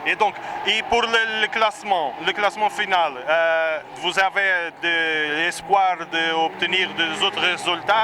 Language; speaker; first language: French; non-native, learner; Portuguese